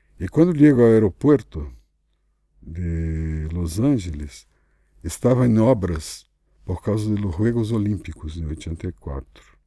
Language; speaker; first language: Portuguese; native; Portuguese